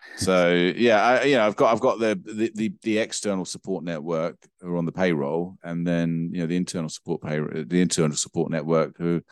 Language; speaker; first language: English; native; English